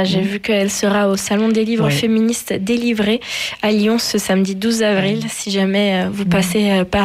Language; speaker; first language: French; native; French